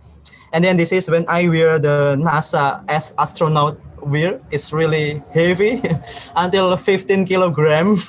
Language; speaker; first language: English; non-native, learner; Indonesian